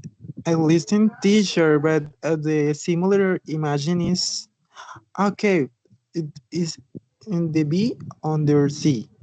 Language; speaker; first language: English; non-native, learner; Spanish